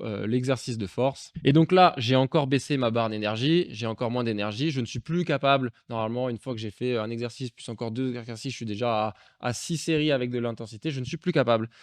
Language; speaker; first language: French; native; French